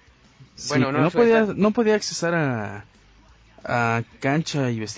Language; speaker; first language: Spanish; native; Spanish